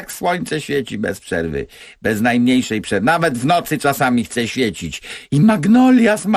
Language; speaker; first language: Polish; native; Polish